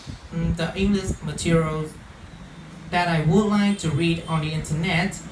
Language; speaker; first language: English; non-native, fluent; Vietnamese